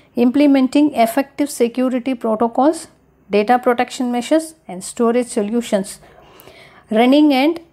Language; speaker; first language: English; non-native, local second language; Tamil